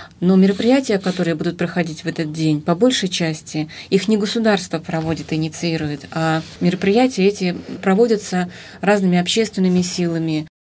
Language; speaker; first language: Russian; native; Russian